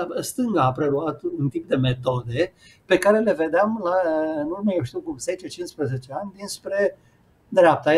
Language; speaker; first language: Romanian; native; Romanian